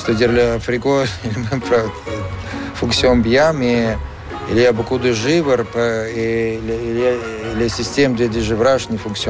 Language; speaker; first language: French; non-native, fluent; Russian